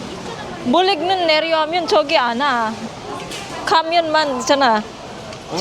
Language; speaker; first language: Korean; non-native, learner; Filipino